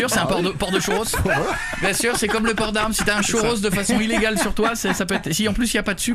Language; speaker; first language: French; native; French